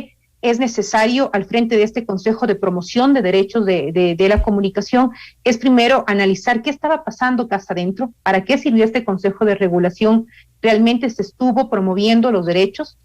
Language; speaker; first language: Spanish; native; Spanish